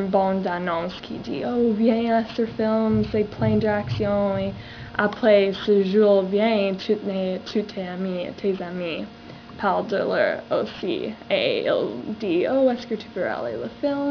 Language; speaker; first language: French; non-native, learner; English